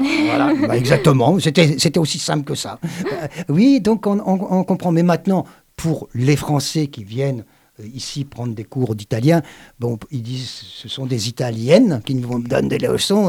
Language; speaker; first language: French; native; French